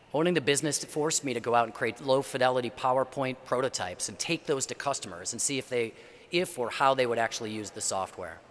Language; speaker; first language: English; native; English